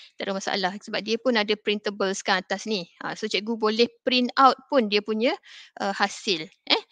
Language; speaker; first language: Malay; native; Malay